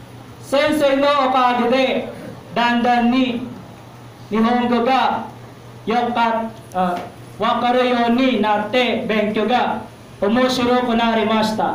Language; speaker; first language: Japanese; non-native, learner; Filipino